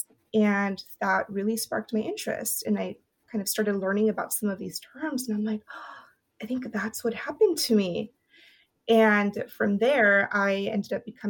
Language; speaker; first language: English; early bilingual, other home language; Spanish